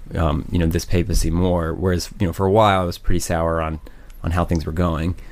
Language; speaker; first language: English; native; English